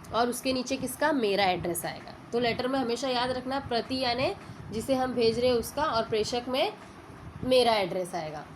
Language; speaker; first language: Hindi; non-native, local second language; Marathi